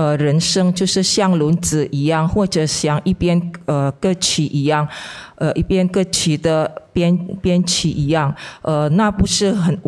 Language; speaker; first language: Chinese; non-native, fluent; Indonesian